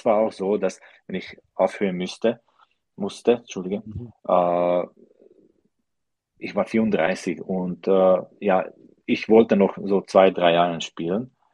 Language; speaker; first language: German; non-native, learner; Slovak